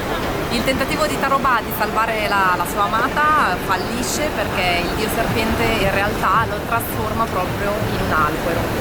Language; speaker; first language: Italian; native; Italian